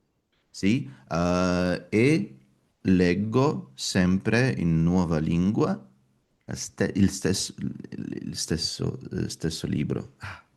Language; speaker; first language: Italian; non-native, learner; Russian